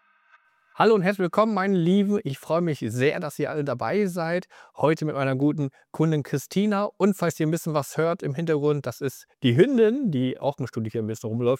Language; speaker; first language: German; native; German